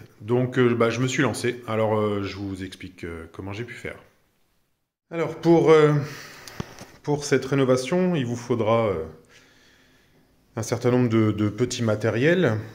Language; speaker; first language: French; native; French